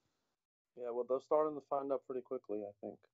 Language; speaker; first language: English; native; English